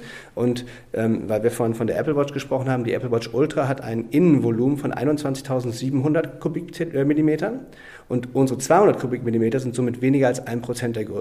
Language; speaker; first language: German; native; German